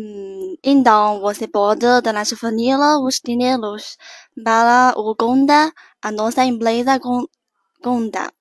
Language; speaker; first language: Portuguese; non-native, learner; Chinese